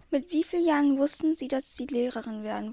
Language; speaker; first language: German; native; German